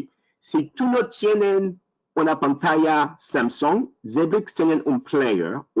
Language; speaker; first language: Spanish; non-native, learner; French